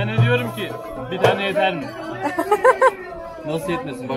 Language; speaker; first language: Turkish; native; Turkish